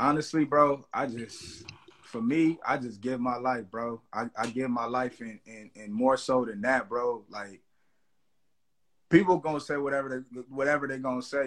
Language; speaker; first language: English; native; English